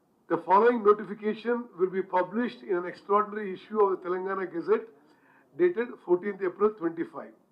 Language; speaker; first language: English; non-native, local second language; Telugu